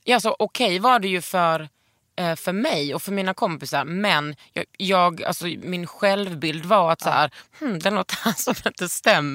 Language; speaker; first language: Swedish; native; Swedish